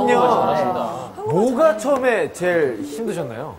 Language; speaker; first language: Korean; native; Korean